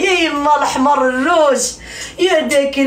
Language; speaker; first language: Arabic; native; Arabic